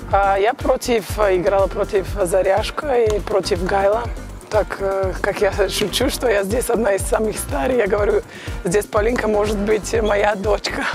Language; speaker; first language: Russian; non-native, learner; Bulgarian